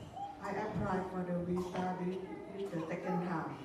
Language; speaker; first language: English; non-native, learner; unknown